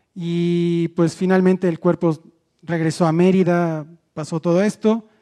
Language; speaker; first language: Spanish; native; Spanish